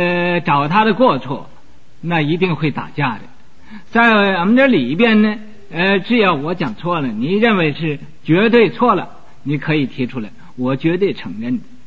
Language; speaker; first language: Chinese; native; Chinese